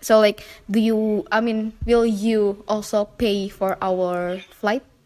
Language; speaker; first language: English; non-native, fluent; Indonesian